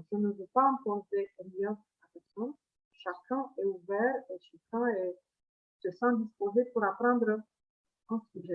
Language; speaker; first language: French; non-native, fluent; Italian